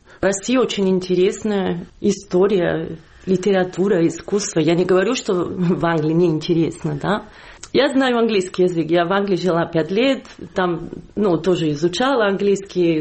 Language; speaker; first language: Russian; non-native, fluent; Catalan